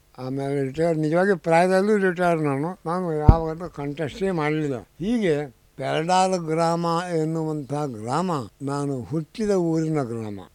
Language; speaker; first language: Kannada; non-native, local second language; Tulu